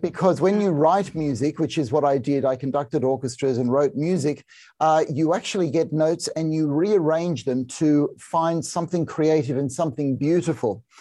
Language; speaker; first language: English; native; English